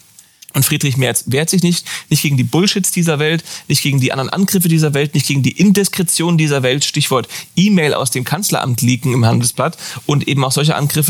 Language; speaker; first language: German; native; German